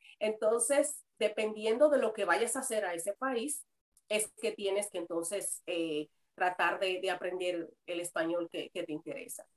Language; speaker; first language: Spanish; native; Spanish